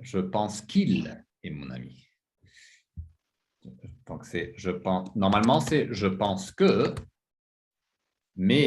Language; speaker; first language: French; non-native, fluent; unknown